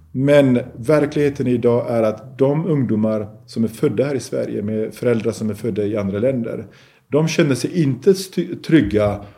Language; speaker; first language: Swedish; early bilingual, other home language; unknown